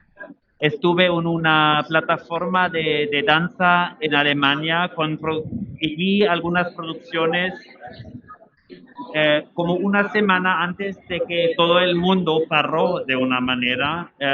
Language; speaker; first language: Spanish; non-native, fluent; German